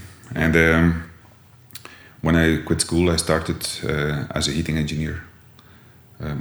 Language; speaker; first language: English; non-native, fluent; Dutch